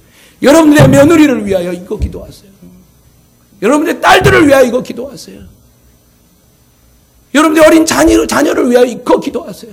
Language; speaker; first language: Korean; native; Korean